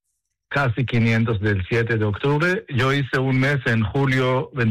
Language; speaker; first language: Spanish; non-native, learner; Hebrew